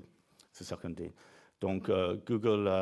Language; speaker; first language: French; non-native, fluent; English